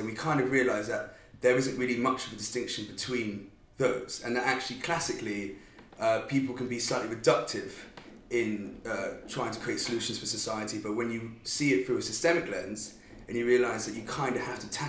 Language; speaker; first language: English; native; English